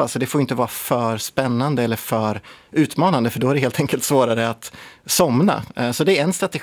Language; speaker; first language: Swedish; native; Swedish